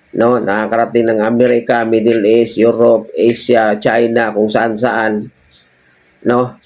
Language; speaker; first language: Filipino; non-native, local second language; Cebuano